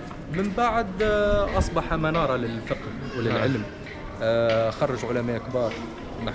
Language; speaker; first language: Arabic; native; Arabic